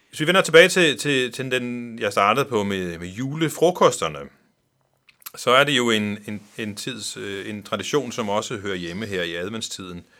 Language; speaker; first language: Danish; non-native, local second language; Faroese